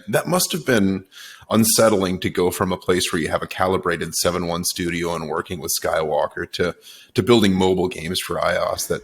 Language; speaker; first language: English; native; English